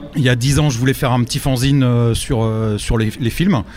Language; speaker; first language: French; native; French